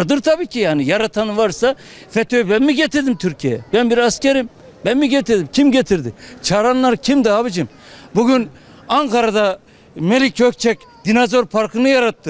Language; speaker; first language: Turkish; native; Turkish